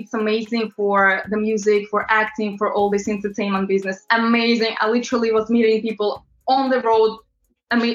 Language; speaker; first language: English; non-native, fluent; Latvian